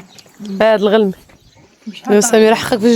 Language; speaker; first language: Arabic; native; Arabic